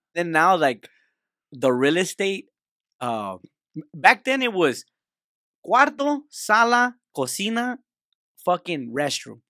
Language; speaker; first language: English; early bilingual, other home language; Spanish